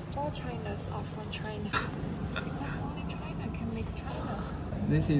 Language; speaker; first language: English; non-native, learner; Chinese